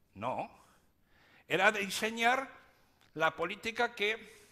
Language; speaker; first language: Spanish; native; Spanish